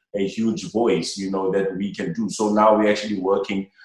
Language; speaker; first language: English; non-native, local second language; Xhosa